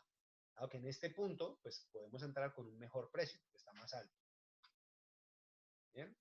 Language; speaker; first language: Spanish; native; Spanish